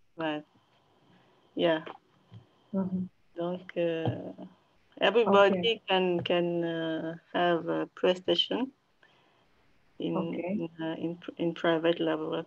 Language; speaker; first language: English; non-native, learner; French